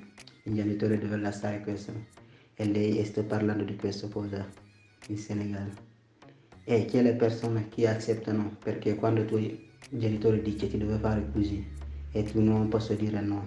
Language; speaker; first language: Italian; non-native, learner; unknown